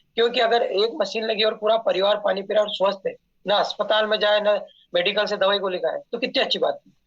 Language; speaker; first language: Hindi; native; Hindi